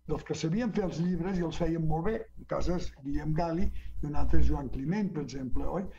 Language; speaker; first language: Catalan; early bilingual, heritage; Catalan